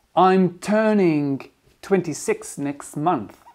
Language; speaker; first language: English; non-native, fluent; French